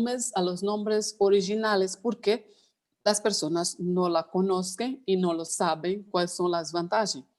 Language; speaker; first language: Spanish; non-native, learner; Portuguese